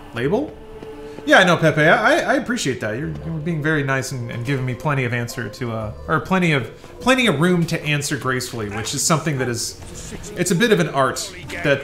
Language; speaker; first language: English; native; English